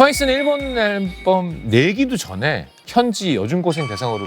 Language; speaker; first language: Korean; native; Korean